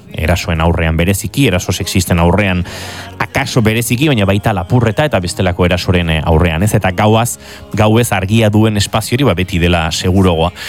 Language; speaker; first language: Basque; native; Basque